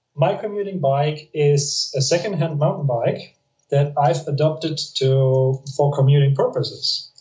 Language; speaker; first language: English; non-native, fluent; German